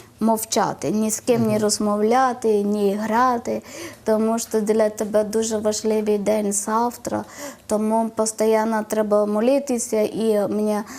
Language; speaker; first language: Ukrainian; non-native, learner; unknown